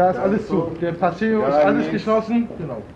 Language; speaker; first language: German; native; German